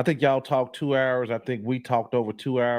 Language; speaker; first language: English; native; English